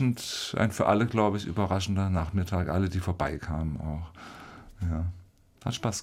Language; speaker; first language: German; native; German